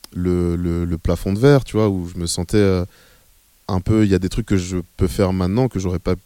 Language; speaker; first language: French; native; French